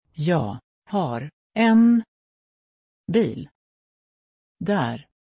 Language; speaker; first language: Swedish; non-native, learner; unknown